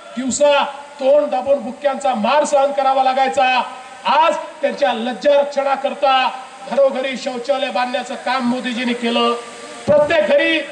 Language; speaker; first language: Marathi; native; Marathi